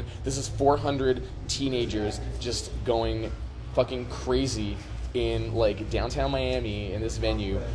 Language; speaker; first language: English; native; English